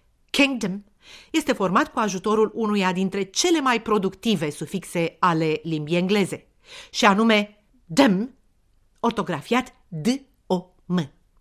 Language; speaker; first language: Romanian; native; Romanian